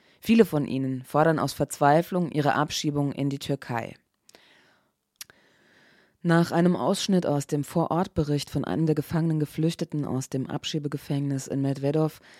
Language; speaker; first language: German; native; German